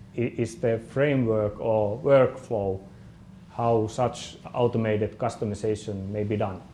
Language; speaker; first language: English; non-native, fluent; Finnish